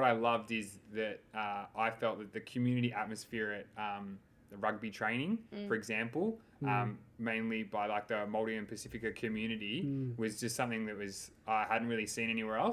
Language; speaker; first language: English; native; English